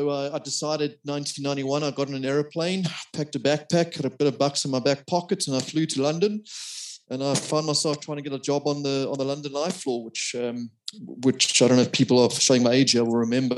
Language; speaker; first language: English; native; English